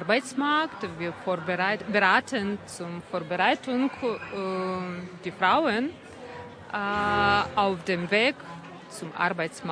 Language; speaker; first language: German; non-native, fluent; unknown